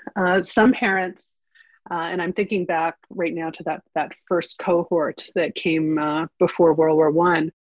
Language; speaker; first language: English; early bilingual, other home language; Ukrainian